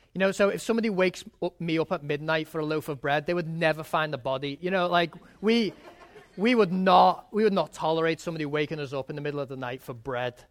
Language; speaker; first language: English; native; English